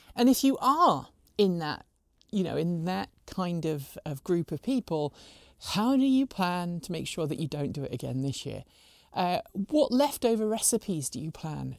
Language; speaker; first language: English; native; English